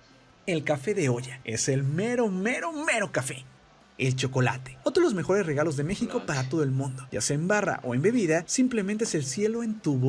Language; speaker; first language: Spanish; native; Spanish